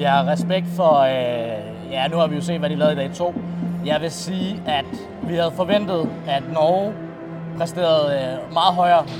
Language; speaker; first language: Danish; native; Danish